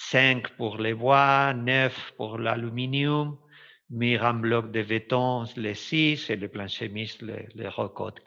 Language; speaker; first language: French; non-native, fluent; Spanish